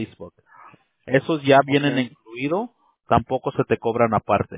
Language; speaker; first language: Spanish; early bilingual, heritage; Spanish